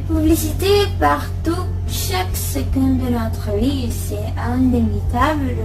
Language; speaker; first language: French; non-native, learner; Spanish